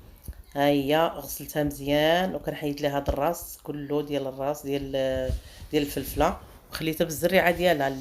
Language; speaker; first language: Arabic; native; Arabic